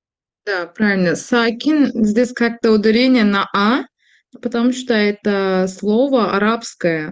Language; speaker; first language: Russian; non-native, fluent; Turkish